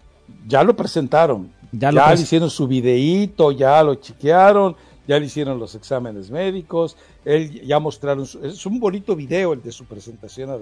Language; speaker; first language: Spanish; native; Spanish